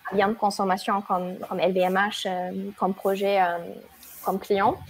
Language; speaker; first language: French; non-native, fluent; German